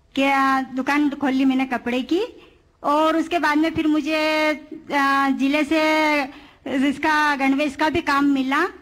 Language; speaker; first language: Hindi; native; Hindi